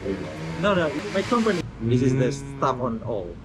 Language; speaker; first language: English; non-native, learner; Indonesian